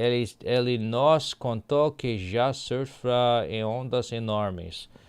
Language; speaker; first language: Portuguese; non-native, learner; English